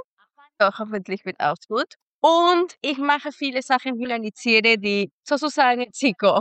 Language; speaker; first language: German; non-native, fluent; Spanish